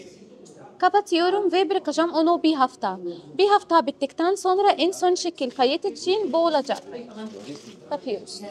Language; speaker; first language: Turkish; non-native, learner; Arabic